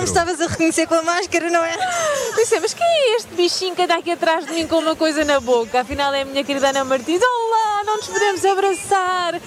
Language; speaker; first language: Portuguese; native; Portuguese